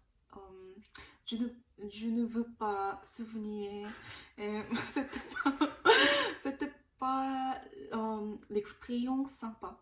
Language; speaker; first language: French; non-native, learner; Korean